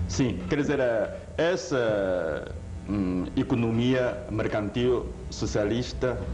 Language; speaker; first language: Portuguese; non-native, fluent; Chinese